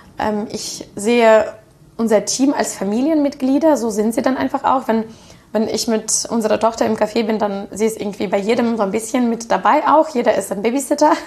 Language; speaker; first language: German; non-native, fluent; Russian